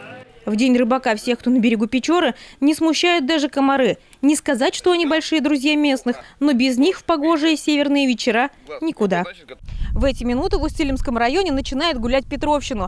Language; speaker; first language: Russian; native; Russian